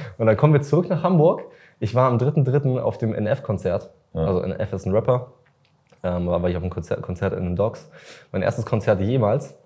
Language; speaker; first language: German; early bilingual, other home language; Russian